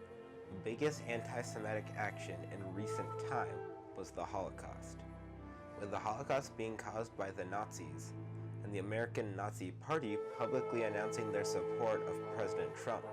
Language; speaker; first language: English; native; English